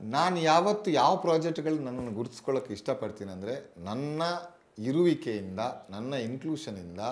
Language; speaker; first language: Kannada; non-native, local second language; Tulu